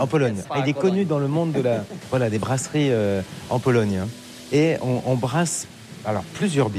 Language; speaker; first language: French; native; French